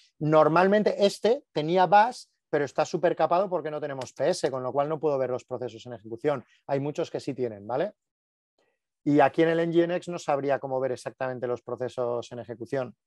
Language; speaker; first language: Spanish; native; Spanish